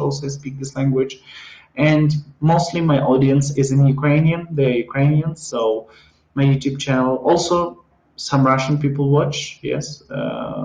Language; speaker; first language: English; non-native, fluent; Ukrainian